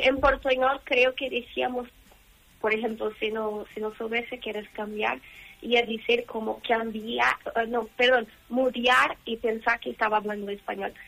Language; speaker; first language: Spanish; non-native, learner; Portuguese